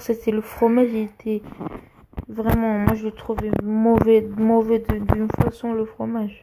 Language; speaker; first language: French; native; French